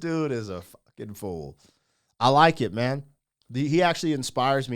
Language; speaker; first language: English; native; English